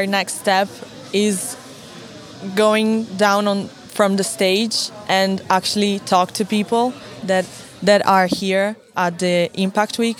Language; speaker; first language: English; non-native, fluent; Italian